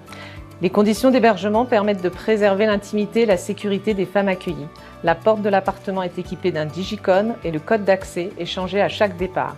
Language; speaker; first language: French; native; French